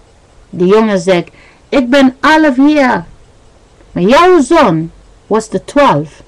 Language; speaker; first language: Dutch; non-native, learner; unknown